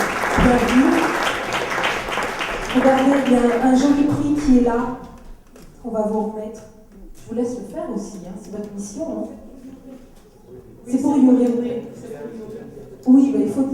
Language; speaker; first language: French; native; French